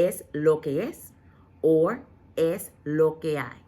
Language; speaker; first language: Spanish; non-native, fluent; English